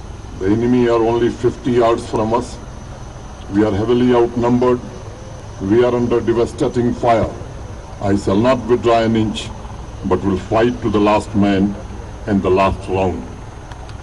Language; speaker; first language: Hindi; native; Hindi